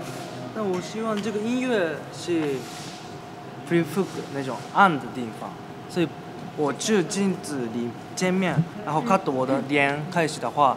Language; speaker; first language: Chinese; non-native, fluent; Japanese